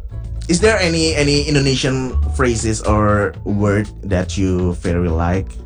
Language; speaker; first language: English; non-native, learner; Indonesian